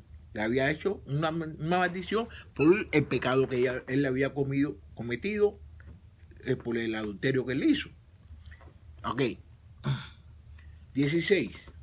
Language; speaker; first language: Spanish; native; Spanish